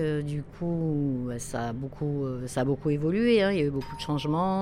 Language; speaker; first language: French; native; French